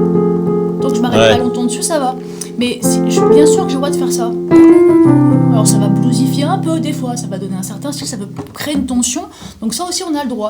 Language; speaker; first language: French; native; French